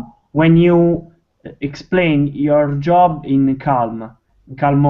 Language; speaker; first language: English; non-native, learner; Italian